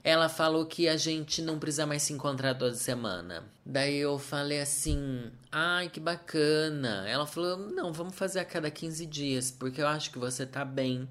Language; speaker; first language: Portuguese; native; Portuguese